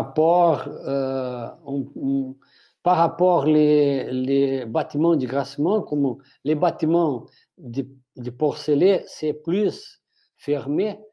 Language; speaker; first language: French; non-native, fluent; Portuguese